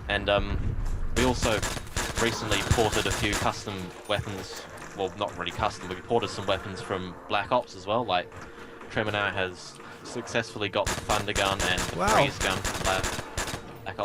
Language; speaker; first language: English; native; English